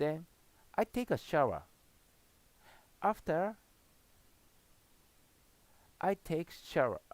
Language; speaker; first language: English; non-native, learner; Japanese